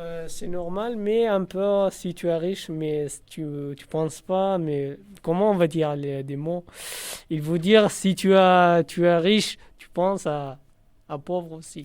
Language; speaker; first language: French; non-native, learner; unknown